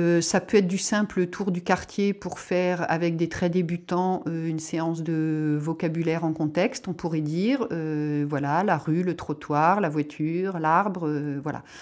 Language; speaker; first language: French; native; French